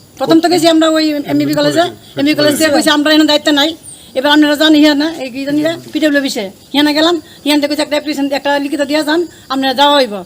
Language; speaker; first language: Bangla; native; Bangla